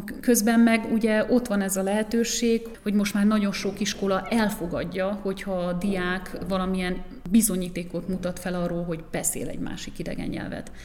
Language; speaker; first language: Hungarian; native; Hungarian